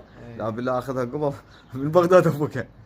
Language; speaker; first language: Arabic; native; Arabic